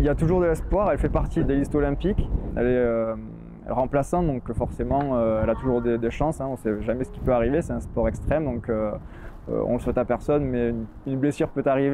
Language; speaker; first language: French; native; French